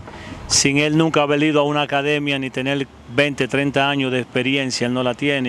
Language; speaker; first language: Spanish; native; Spanish